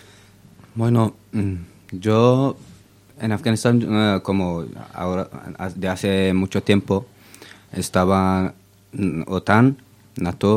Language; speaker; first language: Spanish; non-native, fluent; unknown